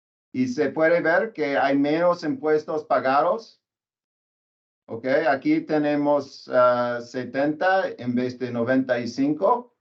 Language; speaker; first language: Spanish; non-native, learner; English